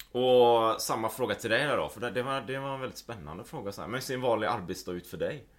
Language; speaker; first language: Swedish; native; Swedish